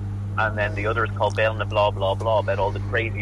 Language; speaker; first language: English; native; English